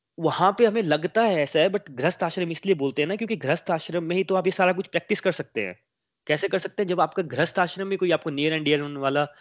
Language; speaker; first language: Hindi; native; Hindi